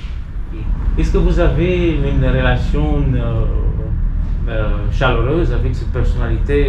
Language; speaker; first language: French; non-native, fluent; Romanian